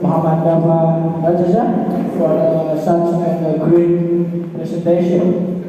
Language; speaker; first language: English; non-native, learner; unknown